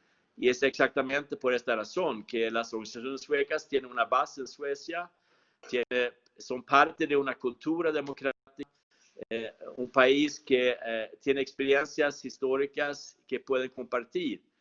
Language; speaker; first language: Spanish; non-native, fluent; Swedish